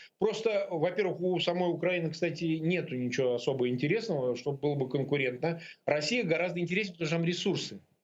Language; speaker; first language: Russian; native; Russian